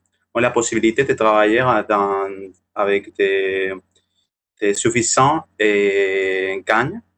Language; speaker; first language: French; non-native, learner; Spanish